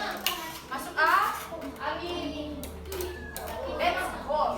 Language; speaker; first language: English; non-native, learner; Indonesian